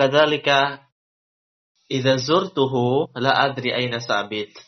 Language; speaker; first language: Arabic; non-native, fluent; Indonesian